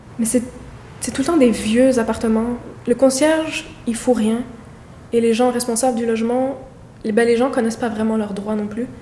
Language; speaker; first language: French; native; French